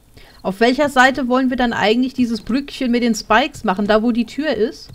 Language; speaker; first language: German; native; German